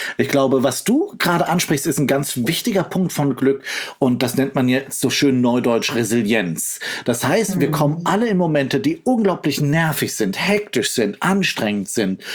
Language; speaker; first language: German; native; German